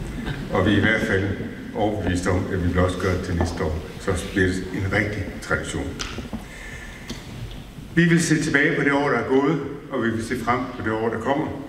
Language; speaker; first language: Danish; native; Danish